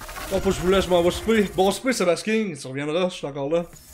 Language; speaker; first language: French; native; French